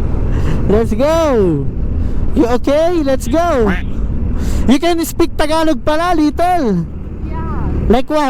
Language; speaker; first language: English; non-native, learner; Filipino